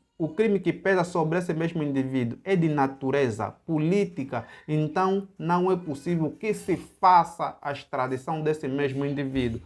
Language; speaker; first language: Portuguese; native; Portuguese